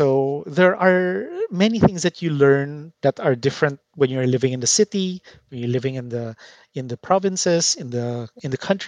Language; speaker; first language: English; non-native, local second language; Filipino